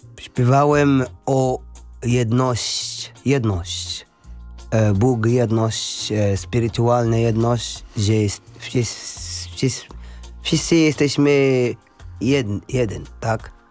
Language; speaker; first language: Polish; non-native, learner; Arabic